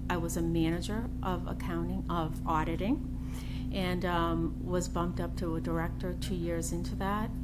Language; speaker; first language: English; native; English